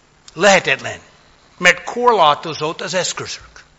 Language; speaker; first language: Hungarian; non-native, fluent; English